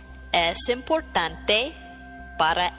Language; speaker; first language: Spanish; non-native, fluent; English